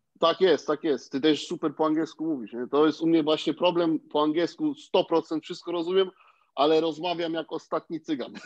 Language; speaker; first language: Polish; early bilingual, heritage; Polish